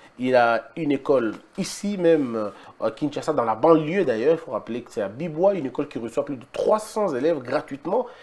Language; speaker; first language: French; non-native, local second language; Lingala